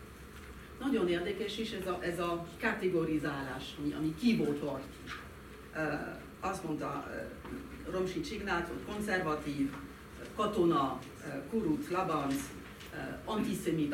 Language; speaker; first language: Hungarian; non-native, fluent; French